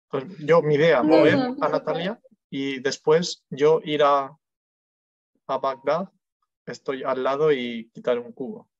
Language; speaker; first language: Spanish; non-native, fluent; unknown